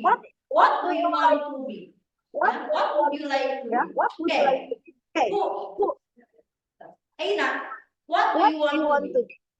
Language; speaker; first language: English; non-native, learner; Indonesian